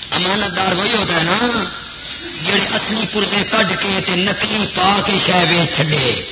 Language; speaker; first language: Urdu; non-native, local second language; Punjabi